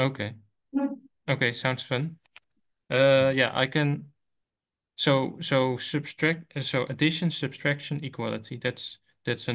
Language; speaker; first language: English; non-native, fluent; Dutch